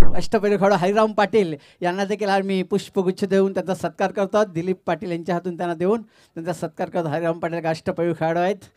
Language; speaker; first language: Marathi; native; Marathi